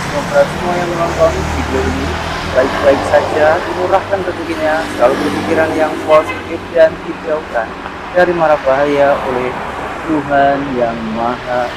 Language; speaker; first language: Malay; non-native, local second language; Javanese